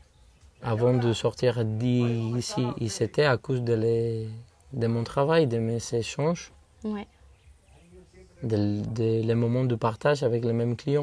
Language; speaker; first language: French; non-native, fluent; Spanish